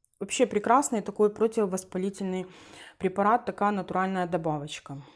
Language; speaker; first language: Russian; non-native, local second language; Ukrainian